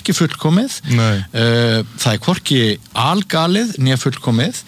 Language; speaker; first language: Icelandic; native; Icelandic